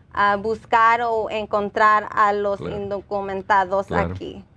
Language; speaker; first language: Spanish; early bilingual, heritage; Spanish